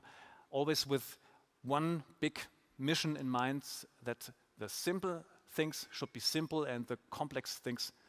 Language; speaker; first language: English; non-native, fluent; German